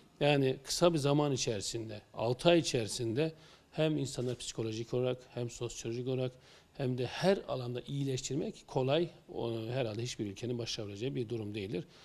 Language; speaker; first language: Turkish; native; Turkish